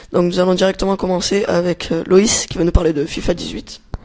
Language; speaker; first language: French; native; French